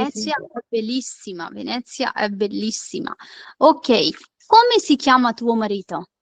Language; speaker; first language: Italian; non-native, fluent; Urdu